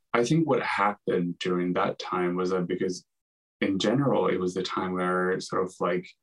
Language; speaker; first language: English; non-native, fluent; Finnish